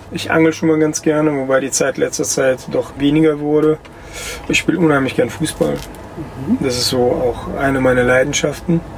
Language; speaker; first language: German; early bilingual, other home language; Russian